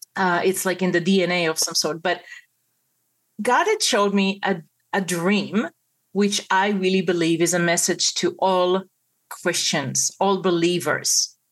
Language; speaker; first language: English; non-native, fluent; Hebrew